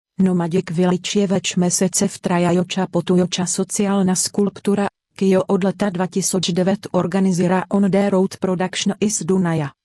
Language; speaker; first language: Slovenian; non-native, learner; Czech